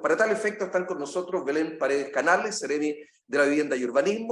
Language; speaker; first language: Spanish; native; Spanish